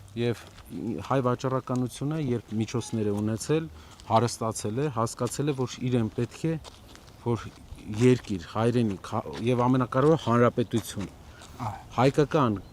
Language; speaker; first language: Armenian; native; Armenian